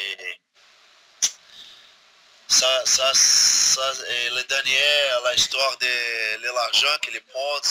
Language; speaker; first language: French; non-native, learner; Portuguese